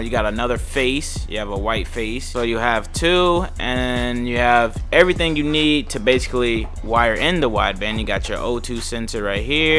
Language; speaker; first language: English; native; English